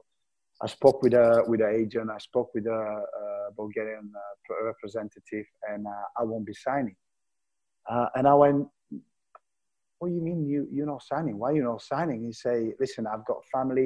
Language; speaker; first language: English; non-native, fluent; Bulgarian